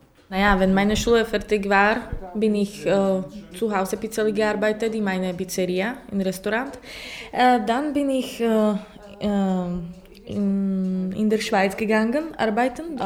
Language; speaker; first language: German; non-native, learner; Slovak